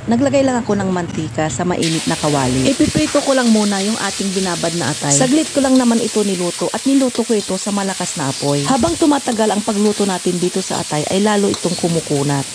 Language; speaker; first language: Filipino; non-native, local second language; Iloko